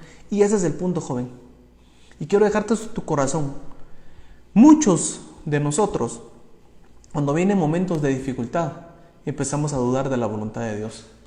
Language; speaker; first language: Spanish; native; Spanish